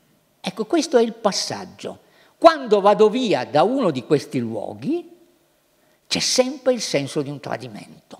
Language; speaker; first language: Italian; native; Italian